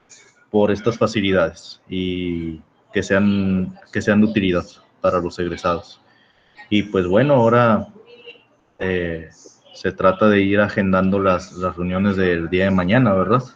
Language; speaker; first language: Spanish; native; Spanish